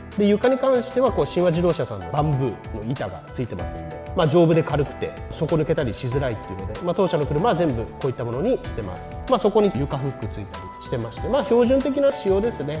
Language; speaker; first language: Japanese; native; Japanese